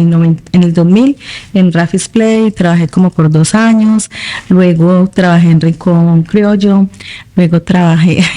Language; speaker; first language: Spanish; non-native, local second language; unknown